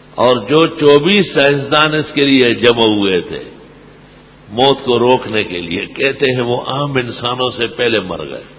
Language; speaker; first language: Urdu; non-native, local second language; Pashto